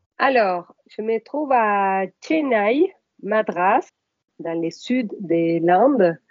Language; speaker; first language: French; non-native, fluent; Spanish